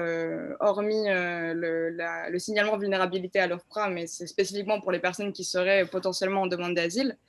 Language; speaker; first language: French; native; French